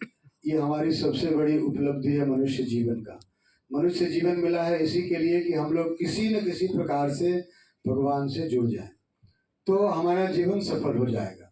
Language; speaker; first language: Hindi; native; Hindi